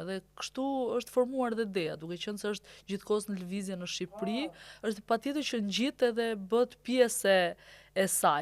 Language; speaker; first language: Albanian; native; Albanian